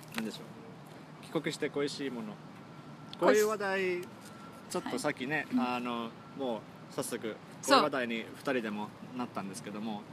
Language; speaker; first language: Japanese; non-native, fluent; Finnish